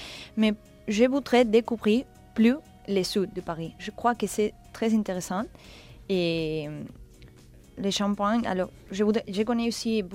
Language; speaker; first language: French; non-native, learner; Spanish